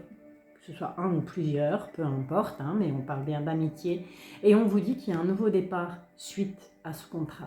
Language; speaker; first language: French; native; French